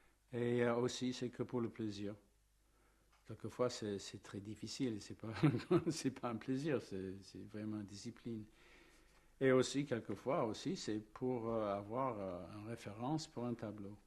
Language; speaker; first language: French; non-native, fluent; English